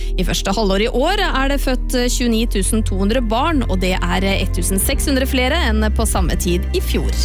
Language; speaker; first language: Norwegian; native; Norwegian